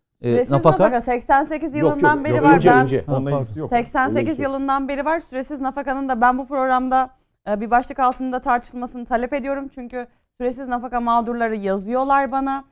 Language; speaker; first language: Turkish; native; Turkish